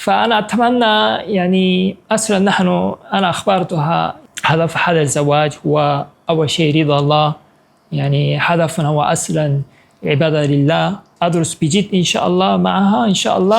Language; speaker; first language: Arabic; non-native, fluent; Korean